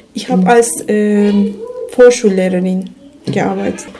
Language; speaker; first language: German; non-native, learner; Turkish